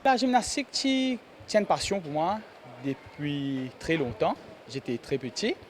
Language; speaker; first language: French; non-native, local second language; Morisyen